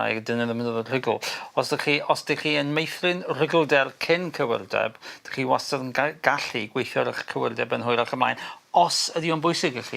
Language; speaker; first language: Welsh; native; Welsh